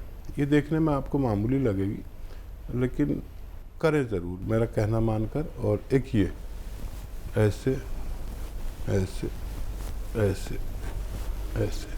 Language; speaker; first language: Hindi; native; Hindi